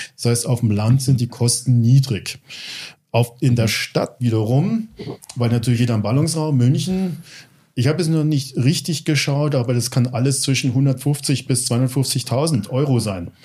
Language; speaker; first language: German; early bilingual, other home language; English